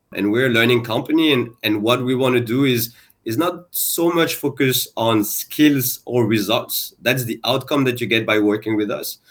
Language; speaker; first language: English; non-native, fluent; French